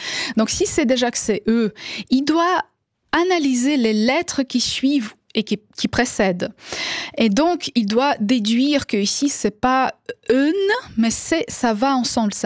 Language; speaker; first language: French; non-native, fluent; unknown